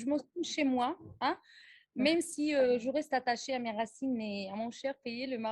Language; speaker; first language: French; non-native, local second language; Arabic